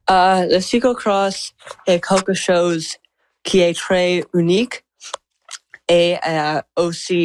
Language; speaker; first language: French; non-native, learner; English